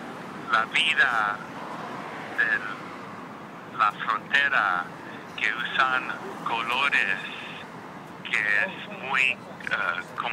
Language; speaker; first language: Spanish; non-native, learner; English